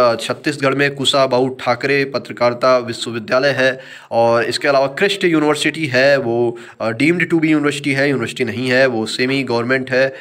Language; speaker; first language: Hindi; native; Hindi